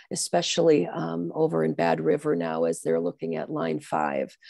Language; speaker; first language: English; native; English